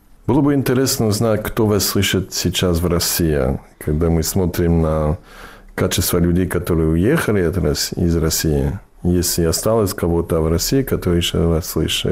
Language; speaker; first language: Russian; non-native, fluent; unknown